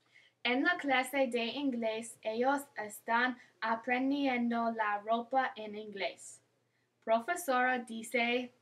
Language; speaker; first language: Spanish; non-native, learner; English